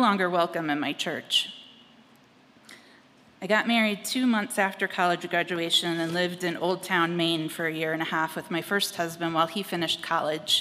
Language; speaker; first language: English; native; English